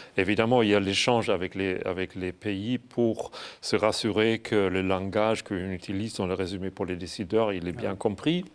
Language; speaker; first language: French; non-native, fluent; German